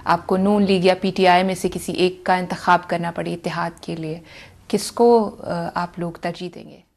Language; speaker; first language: Urdu; native; Urdu